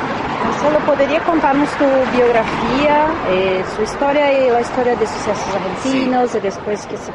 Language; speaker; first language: Spanish; non-native, learner; Portuguese